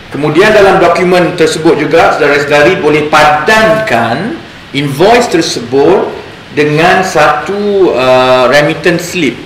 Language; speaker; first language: Malay; native; Malay